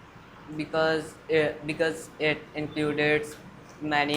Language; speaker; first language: English; non-native, learner; Hindi